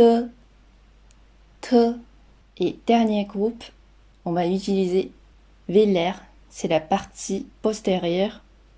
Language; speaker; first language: French; non-native, fluent; Chinese